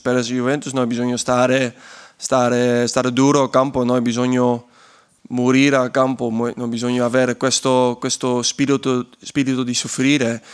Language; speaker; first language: Italian; non-native, learner; Dutch